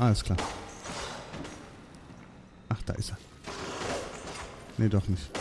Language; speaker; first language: German; native; German